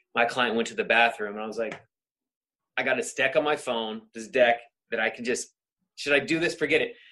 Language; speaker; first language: English; native; English